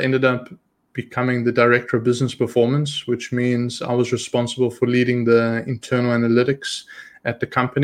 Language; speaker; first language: English; native; English